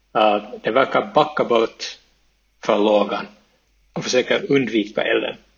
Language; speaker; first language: Swedish; native; Swedish